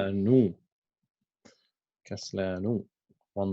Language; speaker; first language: Arabic; non-native, fluent; English